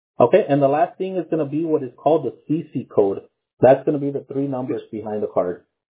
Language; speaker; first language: English; early bilingual, other home language; Spanish